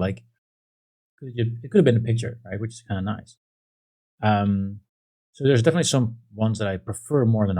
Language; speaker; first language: English; non-native, fluent; Dutch